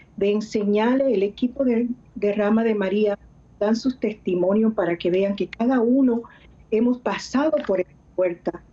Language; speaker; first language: Spanish; early bilingual, heritage; Spanish